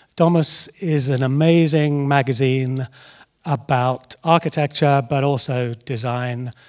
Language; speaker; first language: English; native; English